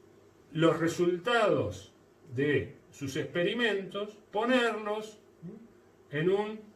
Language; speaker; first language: Spanish; native; Spanish